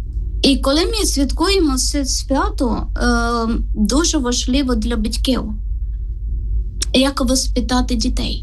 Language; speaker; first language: Ukrainian; non-native, learner; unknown